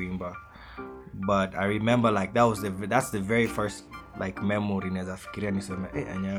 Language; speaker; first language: English; non-native, local second language; Swahili